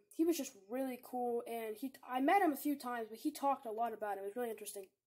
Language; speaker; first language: English; native; English